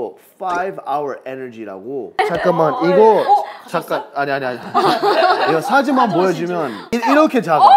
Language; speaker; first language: Korean; non-native, fluent; English